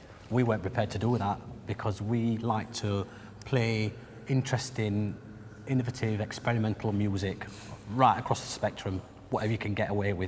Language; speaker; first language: English; native; English